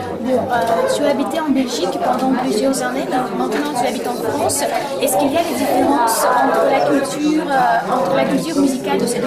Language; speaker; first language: French; non-native, learner; Russian